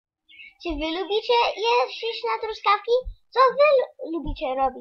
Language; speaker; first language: Polish; early bilingual, heritage; Polish